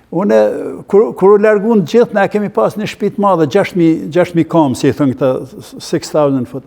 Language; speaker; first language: Albanian; native; Albanian